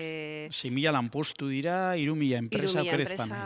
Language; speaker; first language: Basque; native; Basque